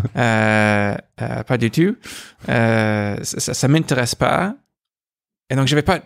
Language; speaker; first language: French; non-native, fluent; English